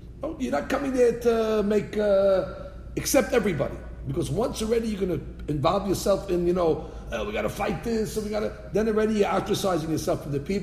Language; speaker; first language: English; native; English